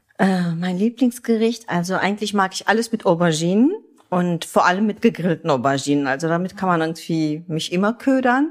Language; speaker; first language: German; early bilingual, other home language; Kurdish